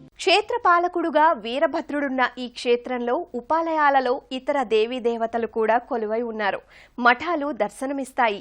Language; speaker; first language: Telugu; native; Telugu